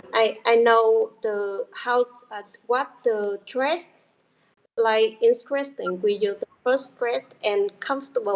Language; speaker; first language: English; non-native, learner; Vietnamese